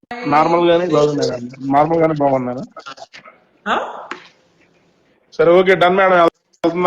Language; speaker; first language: Telugu; native; Telugu